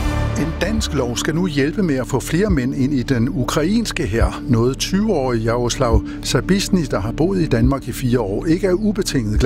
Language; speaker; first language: Danish; native; Danish